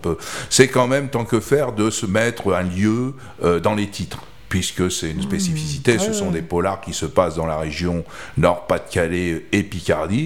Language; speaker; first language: French; native; French